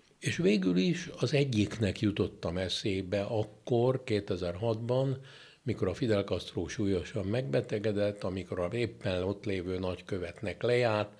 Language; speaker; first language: Hungarian; native; Hungarian